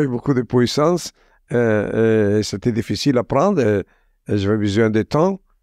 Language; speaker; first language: French; non-native, fluent; Italian